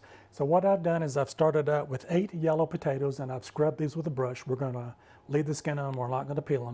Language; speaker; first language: English; native; English